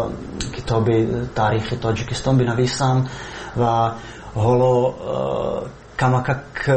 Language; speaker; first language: Persian; non-native, fluent; Czech